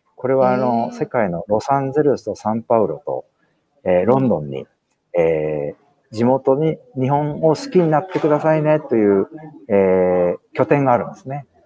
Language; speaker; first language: Japanese; native; Japanese